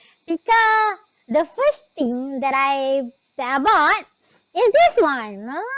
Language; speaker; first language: English; non-native, local second language; Malay